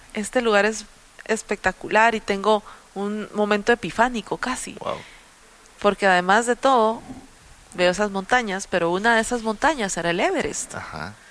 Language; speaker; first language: Spanish; native; Spanish